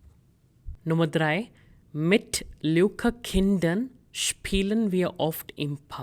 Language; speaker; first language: German; non-native, fluent; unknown